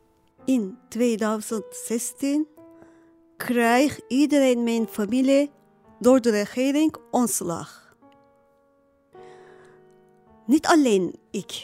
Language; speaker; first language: Dutch; non-native, learner; Turkish